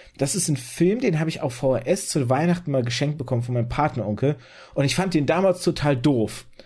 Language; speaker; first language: German; early bilingual, other home language; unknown